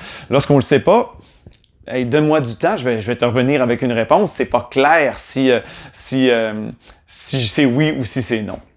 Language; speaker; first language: French; native; French